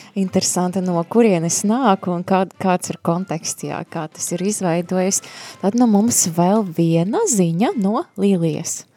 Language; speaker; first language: Latvian; non-native, fluent; Russian